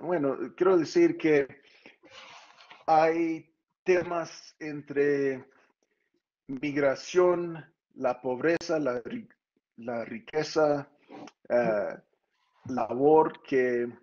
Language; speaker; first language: Spanish; early bilingual, heritage; Spanish